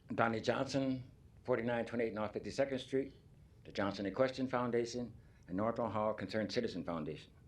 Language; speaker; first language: English; native; English